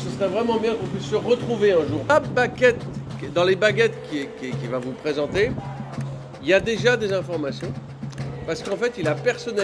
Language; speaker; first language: French; native; French